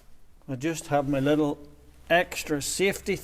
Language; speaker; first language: English; native; English